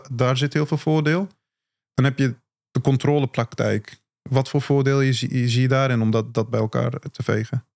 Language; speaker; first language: Dutch; early bilingual, other home language; Turkish